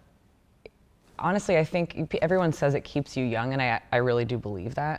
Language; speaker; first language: English; native; English